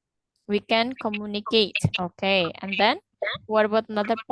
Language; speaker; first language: English; non-native, fluent; Indonesian